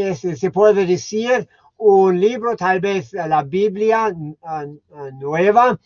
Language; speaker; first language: Spanish; non-native, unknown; German